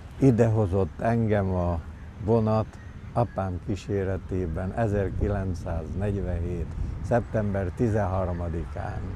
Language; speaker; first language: Hungarian; native; Hungarian